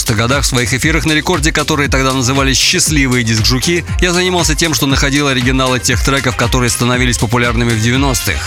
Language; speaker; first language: Russian; native; Russian